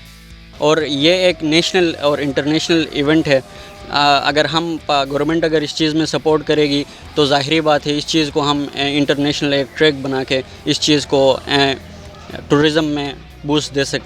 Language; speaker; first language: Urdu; non-native, local second language; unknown